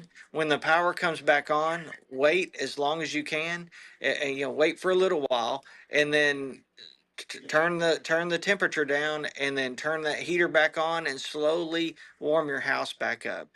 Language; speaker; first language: English; native; English